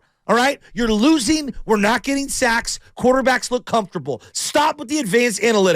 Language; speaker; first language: English; native; English